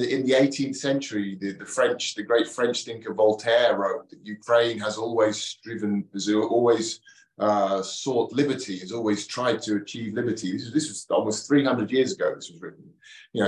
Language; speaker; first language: English; native; English